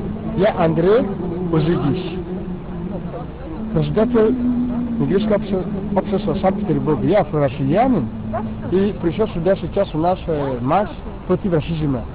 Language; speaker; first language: Russian; non-native, learner; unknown